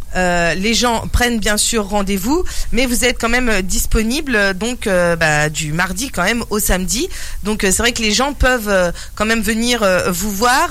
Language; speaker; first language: French; native; French